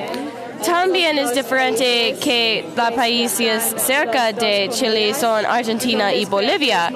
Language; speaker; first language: Spanish; non-native, learner; English